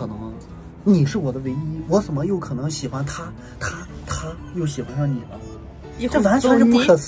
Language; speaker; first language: Chinese; native; Chinese